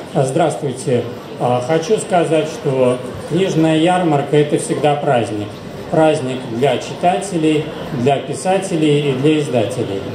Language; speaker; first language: Russian; native; Russian